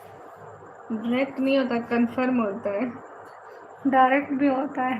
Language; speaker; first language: Urdu; non-native, local second language; Punjabi